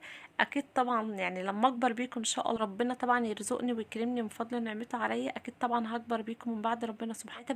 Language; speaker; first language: Arabic; native; Arabic